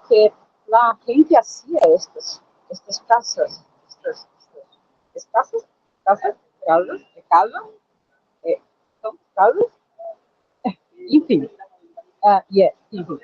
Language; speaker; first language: Spanish; non-native, learner; Portuguese